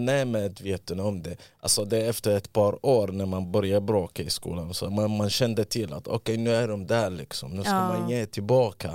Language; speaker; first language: Swedish; early bilingual, other home language; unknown